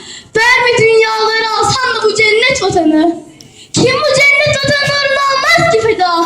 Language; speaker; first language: Turkish; native; Turkish